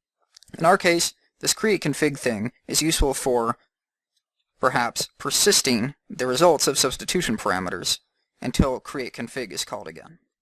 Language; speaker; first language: English; native; English